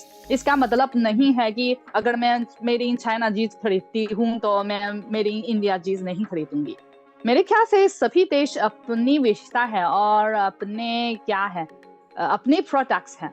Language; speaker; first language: Hindi; non-native, fluent; Chinese